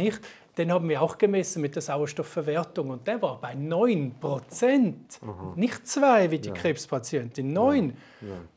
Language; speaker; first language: German; native; German